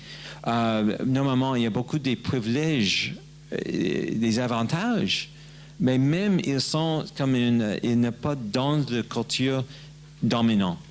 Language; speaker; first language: French; non-native, learner; English